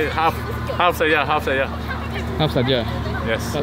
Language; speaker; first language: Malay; non-native, local second language; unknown